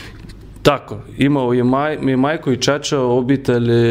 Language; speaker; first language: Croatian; non-native, learner; Lithuanian